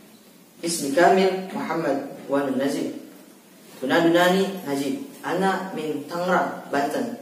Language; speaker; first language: Arabic; non-native, learner; Indonesian